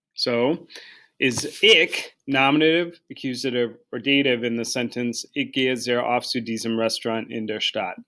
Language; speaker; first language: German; non-native, learner; English